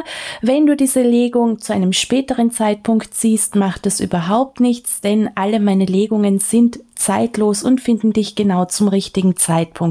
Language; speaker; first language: German; native; German